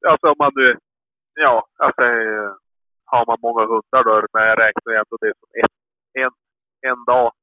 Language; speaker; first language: Swedish; native; Swedish